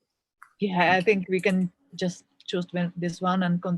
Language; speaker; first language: English; non-native, fluent; Czech